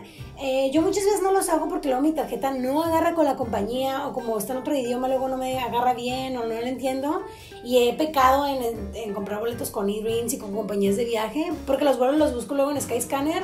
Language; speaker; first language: Spanish; native; Spanish